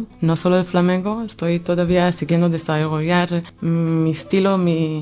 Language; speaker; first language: Spanish; non-native, fluent; Hebrew